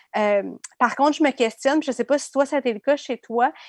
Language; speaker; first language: French; native; French